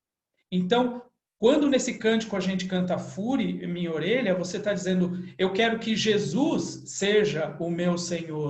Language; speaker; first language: Portuguese; native; Portuguese